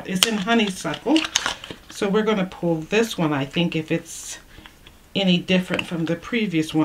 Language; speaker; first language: English; native; English